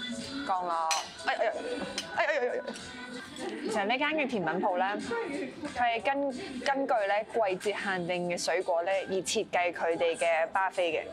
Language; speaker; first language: Cantonese; native; Cantonese